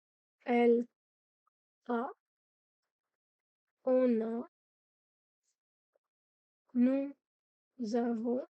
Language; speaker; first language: French; non-native, fluent; Tamil